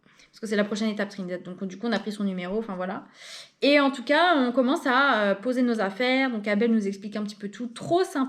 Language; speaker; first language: French; native; French